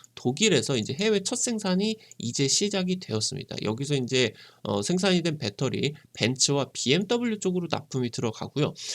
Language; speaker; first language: Korean; native; Korean